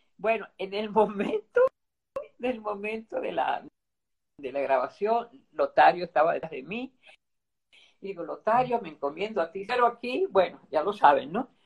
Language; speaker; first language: Spanish; early bilingual, other home language; Italian